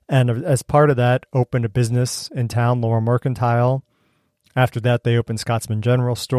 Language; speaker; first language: English; native; English